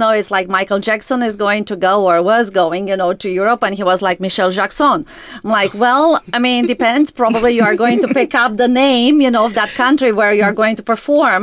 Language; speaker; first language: English; non-native, fluent; Romanian